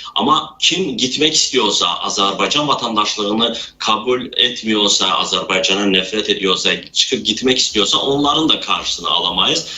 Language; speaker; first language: Turkish; non-native, local second language; Azerbaijani